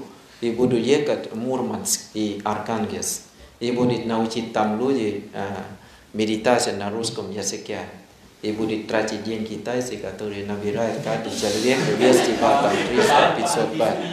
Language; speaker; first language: Russian; non-native, learner; Thai